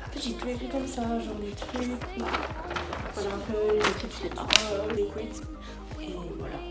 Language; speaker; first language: French; native; French